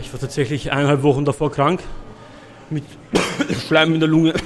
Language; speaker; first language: German; native; German